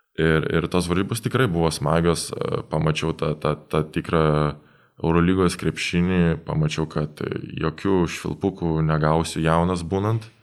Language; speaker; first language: Lithuanian; native; Lithuanian